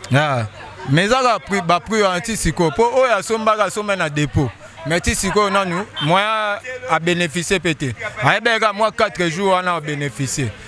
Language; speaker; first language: Lingala; native; Lingala